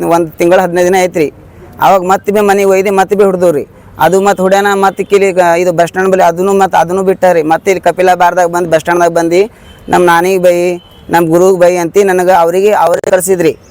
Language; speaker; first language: Kannada; native; Kannada